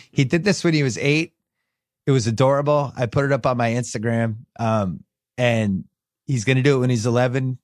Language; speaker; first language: English; native; English